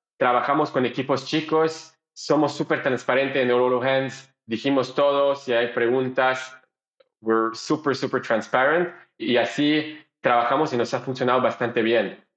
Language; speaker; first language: Spanish; non-native, fluent; French